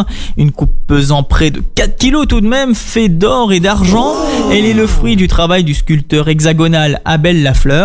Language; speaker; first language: French; native; French